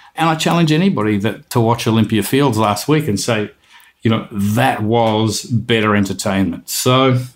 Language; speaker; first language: English; native; English